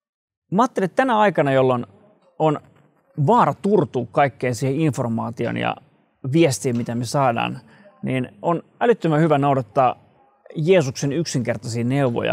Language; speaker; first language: Finnish; native; Finnish